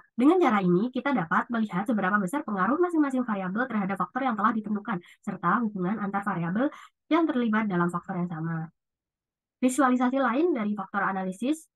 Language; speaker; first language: Indonesian; native; Indonesian